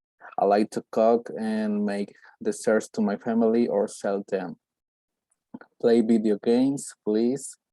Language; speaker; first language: English; non-native, learner; Spanish